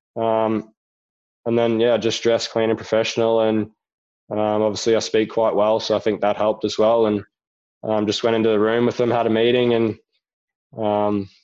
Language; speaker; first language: English; native; English